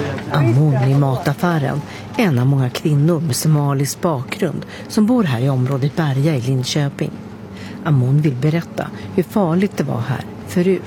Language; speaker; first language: Swedish; native; Swedish